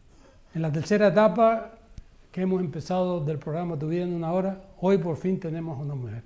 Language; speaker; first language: Spanish; native; Spanish